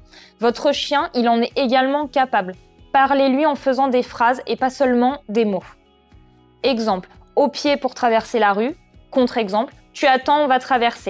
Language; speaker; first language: French; native; French